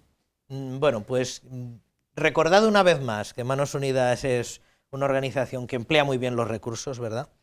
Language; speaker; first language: Spanish; native; Spanish